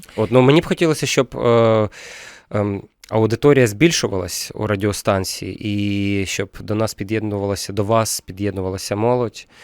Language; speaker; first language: Ukrainian; non-native, local second language; Russian